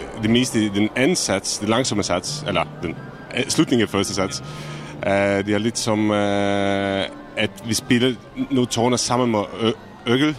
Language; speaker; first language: Danish; non-native, fluent; Czech